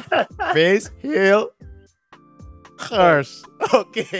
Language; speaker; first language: English; non-native, fluent; Indonesian